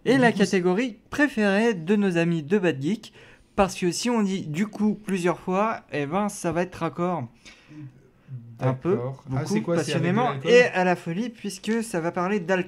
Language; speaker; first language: French; native; French